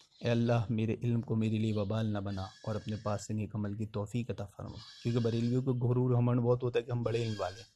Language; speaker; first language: Urdu; native; Urdu